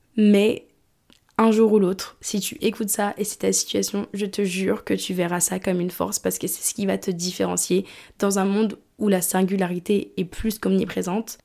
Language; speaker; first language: French; early bilingual, other home language; English